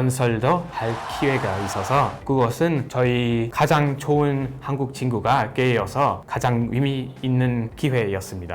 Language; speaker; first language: Korean; non-native, fluent; English